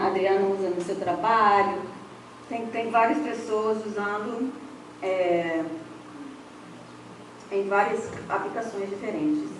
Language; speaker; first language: Portuguese; non-native, fluent; English